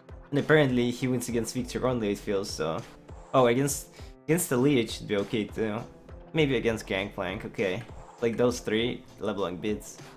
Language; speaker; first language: English; non-native, fluent; Russian